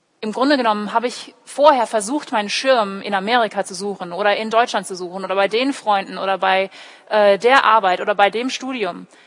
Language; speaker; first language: German; early bilingual, other home language; English